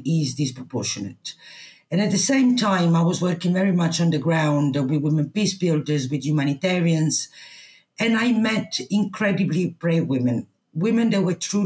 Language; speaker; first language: English; non-native, fluent; Italian